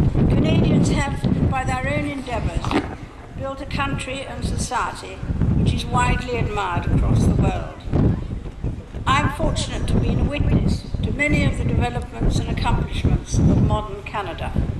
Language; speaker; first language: English; native; English